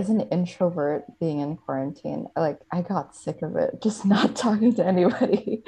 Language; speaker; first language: English; non-native, local second language; Filipino